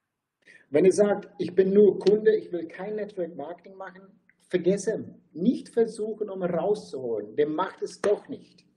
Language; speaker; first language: German; non-native, fluent; Turkish